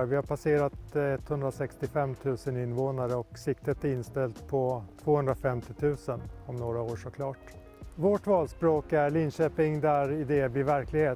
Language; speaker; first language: Swedish; native; Swedish